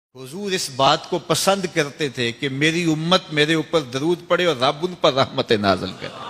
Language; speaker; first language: Urdu; non-native, local second language; Punjabi